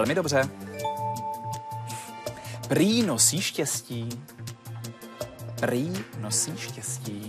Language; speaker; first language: Czech; native; Czech